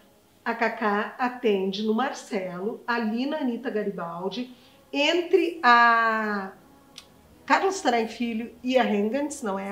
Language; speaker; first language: Portuguese; native; Portuguese